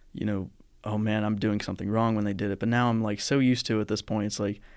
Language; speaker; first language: English; native; English